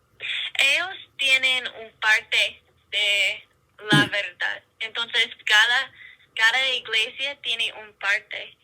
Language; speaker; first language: Spanish; non-native, learner; English